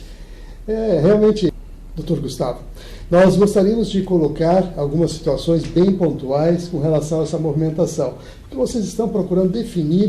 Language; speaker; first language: Portuguese; native; Portuguese